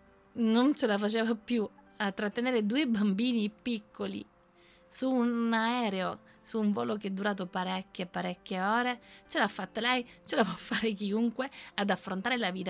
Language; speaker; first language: Italian; native; Italian